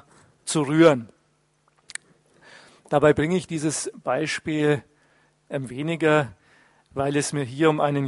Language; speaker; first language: German; native; German